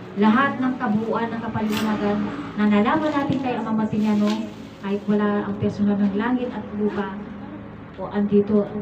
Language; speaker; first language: Filipino; non-native, local second language; Iloko